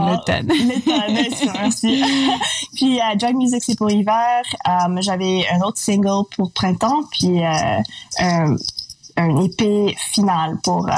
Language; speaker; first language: French; non-native, local second language; English